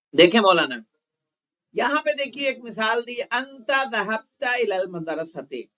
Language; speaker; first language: Urdu; native; Urdu